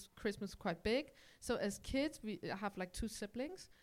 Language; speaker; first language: English; early bilingual, heritage; English